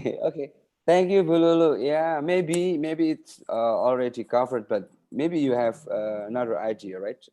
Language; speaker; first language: English; non-native, fluent; Indonesian